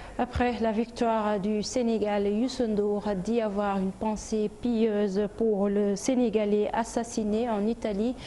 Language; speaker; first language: French; non-native, local second language; Wolof